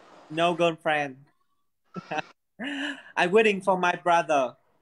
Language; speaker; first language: English; non-native, learner; Vietnamese